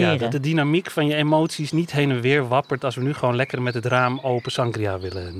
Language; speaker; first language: Dutch; native; Dutch